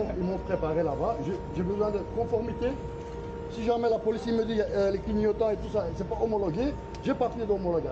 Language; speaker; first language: French; native; French